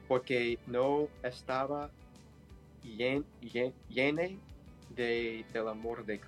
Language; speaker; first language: Spanish; non-native, learner; English